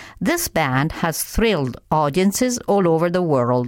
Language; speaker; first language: English; non-native, fluent; Italian